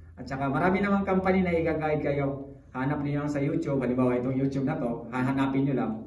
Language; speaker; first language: Filipino; native; Filipino